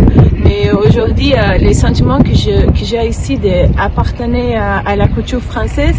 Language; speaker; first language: French; non-native, fluent; Portuguese